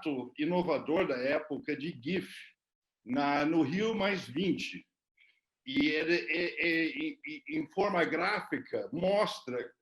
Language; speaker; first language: Portuguese; non-native, fluent; English